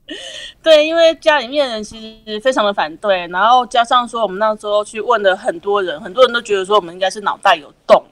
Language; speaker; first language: Chinese; native; Chinese